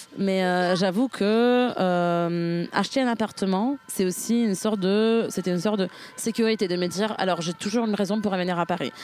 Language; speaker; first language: French; non-native, fluent; Italian